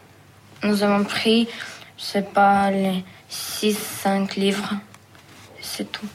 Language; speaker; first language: French; non-native, learner; Belarusian